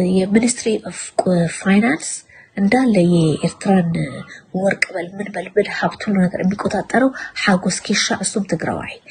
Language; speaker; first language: Amharic; non-native, local second language; Tigrinya